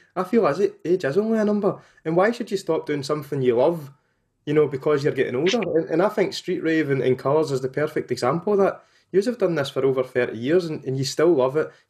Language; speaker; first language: English; native; English